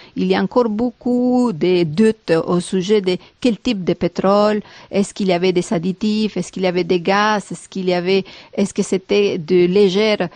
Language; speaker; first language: French; non-native, fluent; Spanish